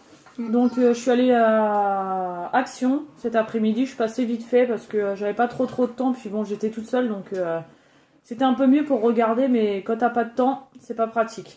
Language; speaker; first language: French; native; French